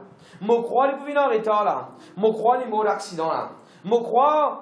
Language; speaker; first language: French; non-native, local second language; Morisyen